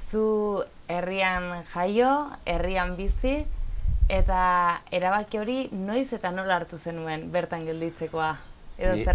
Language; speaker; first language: Basque; native; Basque